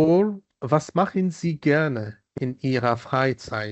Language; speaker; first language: German; non-native, fluent; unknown